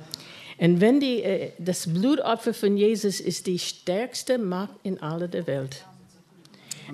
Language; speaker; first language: German; non-native, fluent; English